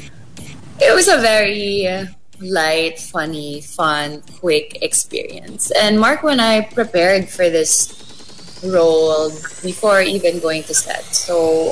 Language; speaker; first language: English; non-native, local second language; Filipino